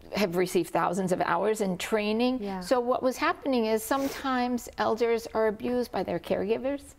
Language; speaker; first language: English; native; English